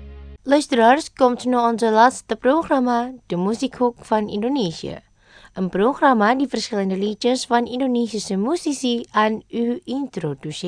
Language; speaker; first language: Dutch; non-native, fluent; Indonesian